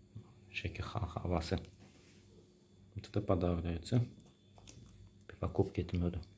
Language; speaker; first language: Russian; non-native, learner; Azerbaijani